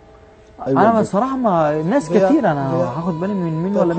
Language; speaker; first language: Arabic; native; Arabic